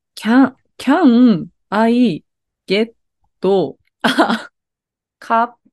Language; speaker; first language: English; non-native, learner; Japanese